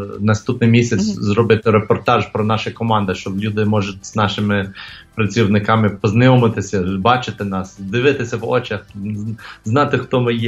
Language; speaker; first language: Ukrainian; early bilingual, heritage; English